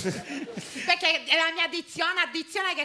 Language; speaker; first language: Italian; native; Italian